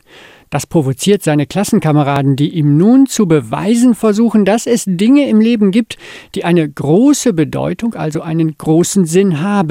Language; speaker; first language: German; native; German